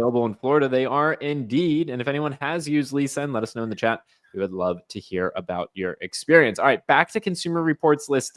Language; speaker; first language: English; native; English